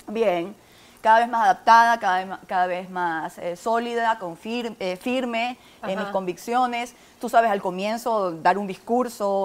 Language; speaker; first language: Spanish; native; Spanish